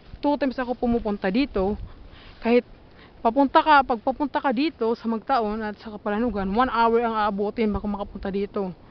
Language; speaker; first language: Filipino; non-native, local second language; Waray